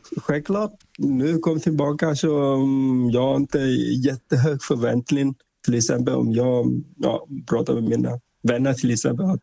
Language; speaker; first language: Swedish; non-native, fluent; Vietnamese